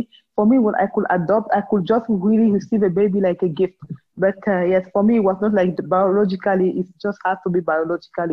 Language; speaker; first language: English; non-native, local second language; French